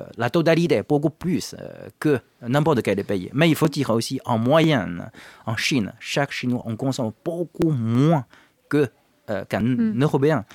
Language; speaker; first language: French; non-native, fluent; Chinese